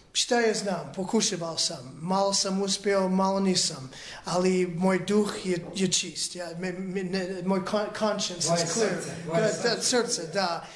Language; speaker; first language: Serbian; early bilingual, other home language; English